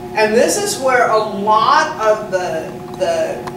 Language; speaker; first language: English; native; English